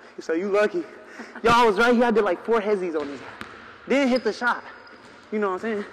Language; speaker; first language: English; native; English